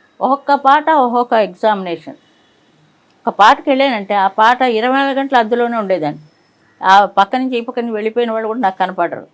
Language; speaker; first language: Telugu; native; Telugu